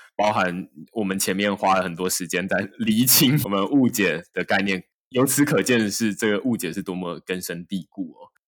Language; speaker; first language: Chinese; native; Chinese